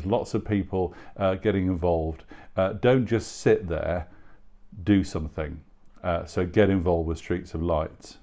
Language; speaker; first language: English; native; English